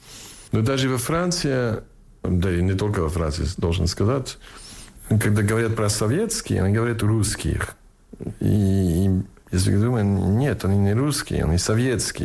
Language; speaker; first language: Russian; non-native, fluent; English